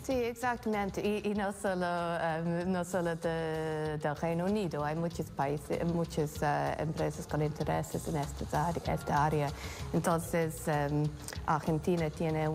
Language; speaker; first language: Spanish; non-native, fluent; English